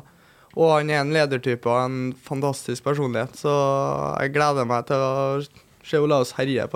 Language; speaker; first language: Norwegian; native; Norwegian